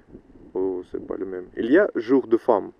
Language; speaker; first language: French; non-native, learner; Russian